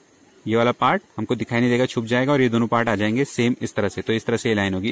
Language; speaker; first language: Hindi; native; Hindi